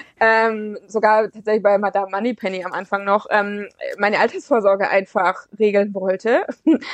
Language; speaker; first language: German; native; German